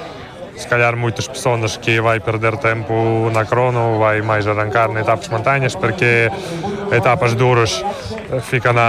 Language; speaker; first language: Portuguese; non-native, fluent; Russian